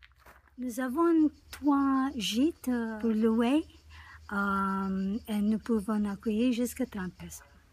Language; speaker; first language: French; non-native, learner; English